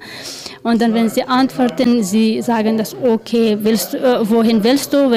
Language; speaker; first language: German; non-native, learner; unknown